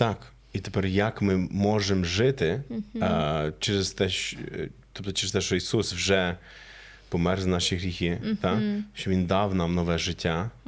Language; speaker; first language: Ukrainian; non-native, fluent; English